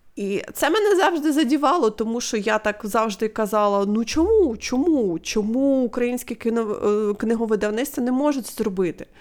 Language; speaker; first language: Ukrainian; non-native, local second language; Russian